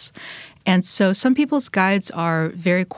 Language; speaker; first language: English; native; English